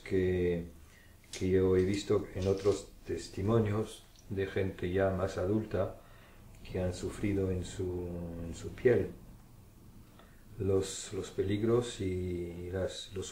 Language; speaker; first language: Spanish; early bilingual, heritage; German